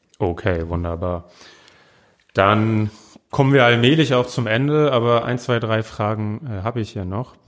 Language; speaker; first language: German; native; German